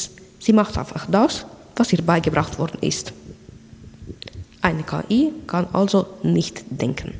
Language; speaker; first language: German; non-native, local second language; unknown